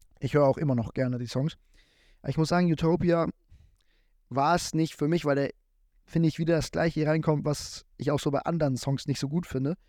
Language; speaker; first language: German; native; German